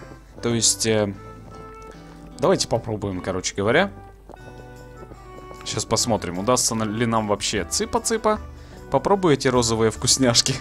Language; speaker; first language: Russian; native; Russian